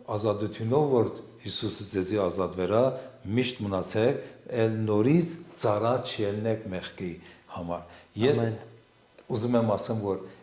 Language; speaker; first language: Armenian; non-native, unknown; Assyrian Neo-Aramaic